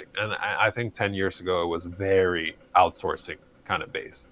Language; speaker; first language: English; native; English